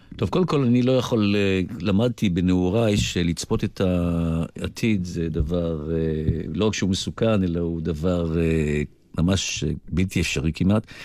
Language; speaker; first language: Hebrew; native; Hebrew